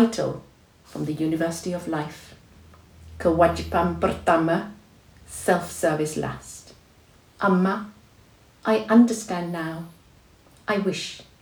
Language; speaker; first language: English; non-native, local second language; Tamil